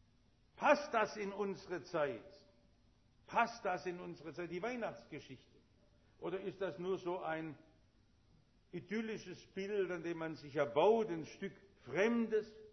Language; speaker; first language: German; native; German